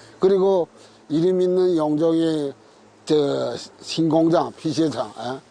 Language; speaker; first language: Korean; native; Korean